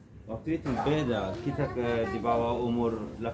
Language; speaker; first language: Indonesian; non-native, learner; Persian